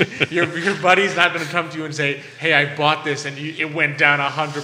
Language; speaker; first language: English; native; English